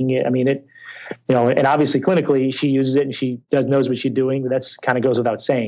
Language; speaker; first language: English; native; English